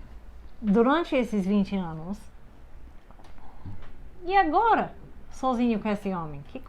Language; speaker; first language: Portuguese; non-native, fluent; English